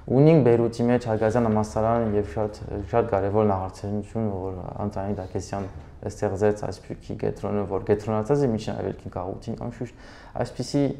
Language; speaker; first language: Armenian; early bilingual, heritage; Armenian